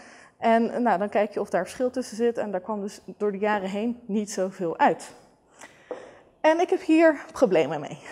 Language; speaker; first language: Dutch; native; Dutch